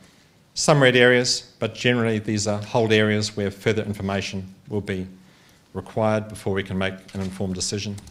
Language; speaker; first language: English; native; English